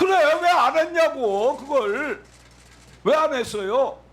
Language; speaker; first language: Korean; native; Korean